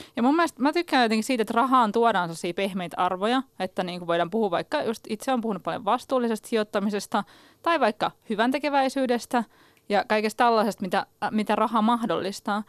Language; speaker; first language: Finnish; native; Finnish